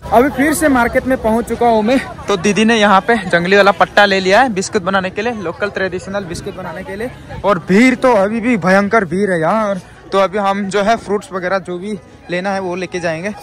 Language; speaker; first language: Hindi; non-native, local second language; Chakma